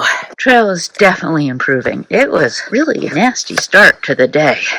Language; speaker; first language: English; native; English